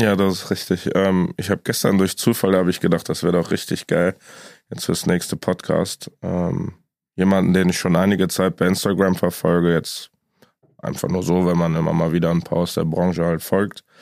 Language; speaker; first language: German; native; German